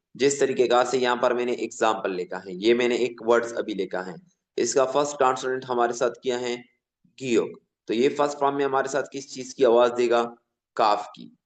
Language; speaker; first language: Urdu; non-native, local second language; Pashto